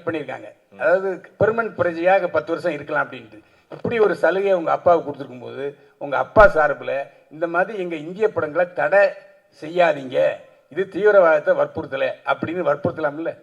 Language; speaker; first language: Tamil; native; Tamil